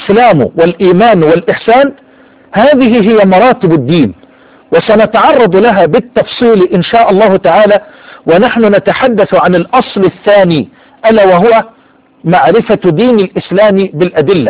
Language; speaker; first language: Arabic; native; Arabic